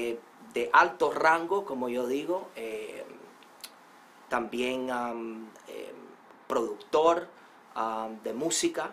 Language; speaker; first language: Spanish; early bilingual, heritage; Spanish